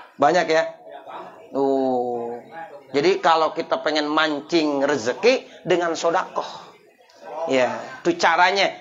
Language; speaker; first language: Indonesian; native; Indonesian